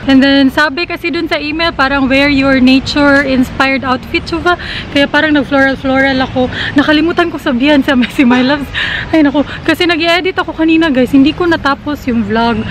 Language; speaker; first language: Filipino; non-native, local second language; Cebuano